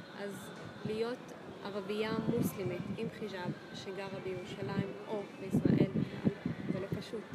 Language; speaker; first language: Hebrew; non-native, local second language; Arabic